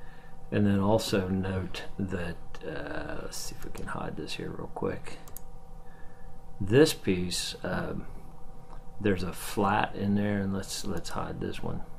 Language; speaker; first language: English; native; English